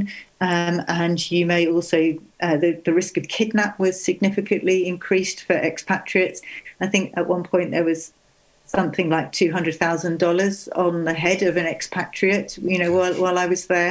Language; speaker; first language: English; native; English